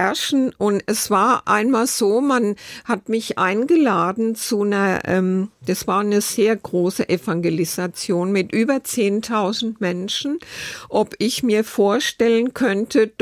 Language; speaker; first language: German; native; German